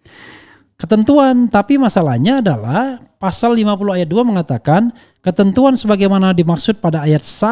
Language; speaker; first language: Indonesian; native; Indonesian